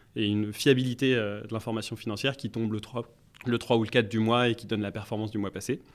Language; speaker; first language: French; native; French